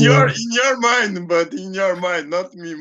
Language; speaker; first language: English; non-native, learner; Portuguese